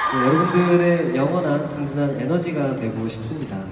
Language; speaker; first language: Korean; native; Korean